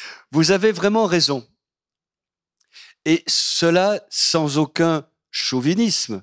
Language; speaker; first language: French; native; French